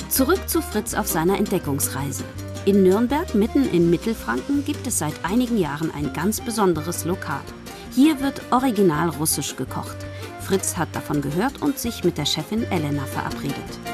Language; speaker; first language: German; native; German